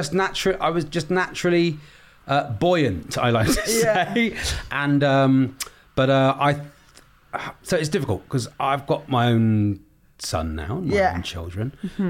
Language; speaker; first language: English; native; English